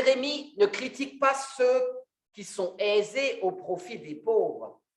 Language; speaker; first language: French; native; French